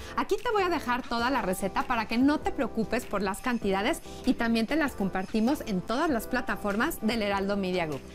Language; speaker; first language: Spanish; native; Spanish